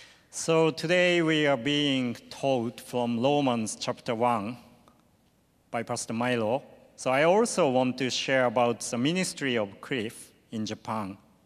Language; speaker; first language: English; non-native, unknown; Japanese